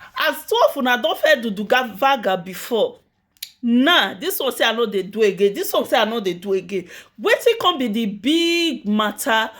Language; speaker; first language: Nigerian Pidgin; native; Nigerian Pidgin